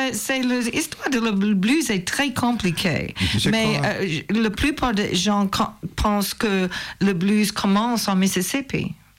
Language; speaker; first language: French; non-native, learner; English